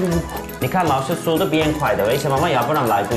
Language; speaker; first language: Chinese; non-native, fluent; Turkish